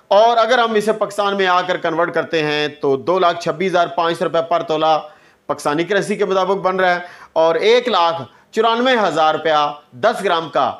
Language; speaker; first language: Urdu; non-native, local second language; Punjabi